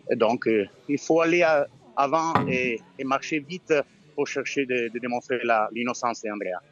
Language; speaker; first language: French; non-native, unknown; Italian